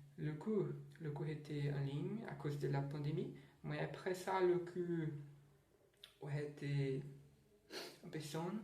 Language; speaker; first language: French; non-native, learner; Portuguese